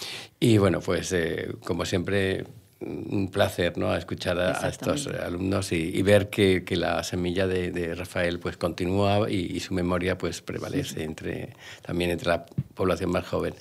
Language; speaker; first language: Spanish; native; Spanish